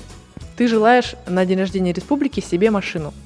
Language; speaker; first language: Russian; native; Russian